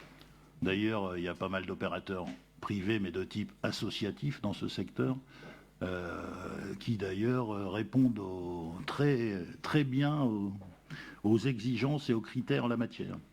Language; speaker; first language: French; native; French